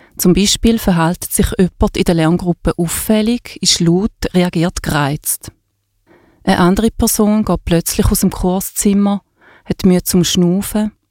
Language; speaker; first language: German; native; German